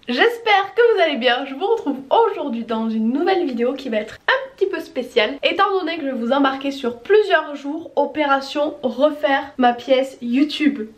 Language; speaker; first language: French; native; French